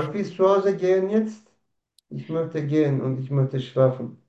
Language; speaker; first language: German; non-native, learner; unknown